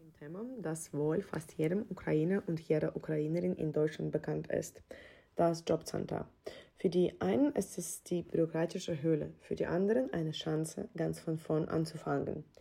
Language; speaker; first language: German; non-native, fluent; Ukrainian